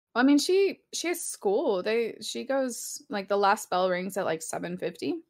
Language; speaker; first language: English; early bilingual, other home language; Spanish